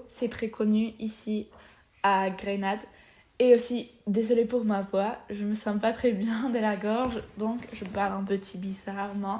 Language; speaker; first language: French; non-native, learner; Spanish